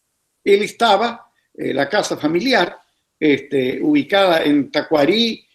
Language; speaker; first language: Spanish; native; Spanish